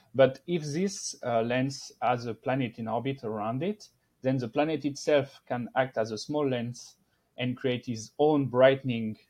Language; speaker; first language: English; non-native, fluent; French